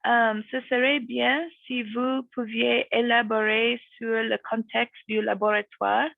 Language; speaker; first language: French; non-native, fluent; English